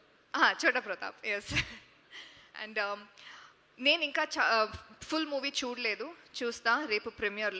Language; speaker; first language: Telugu; non-native, learner; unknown